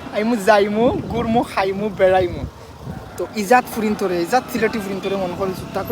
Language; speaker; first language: Bangla; native; Bangla